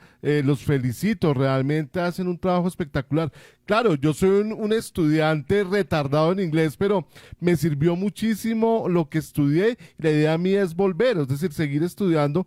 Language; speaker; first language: Spanish; native; Spanish